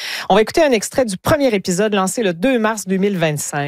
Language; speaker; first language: French; native; French